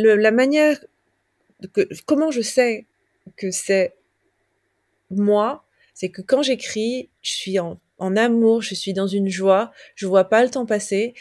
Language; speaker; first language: French; native; French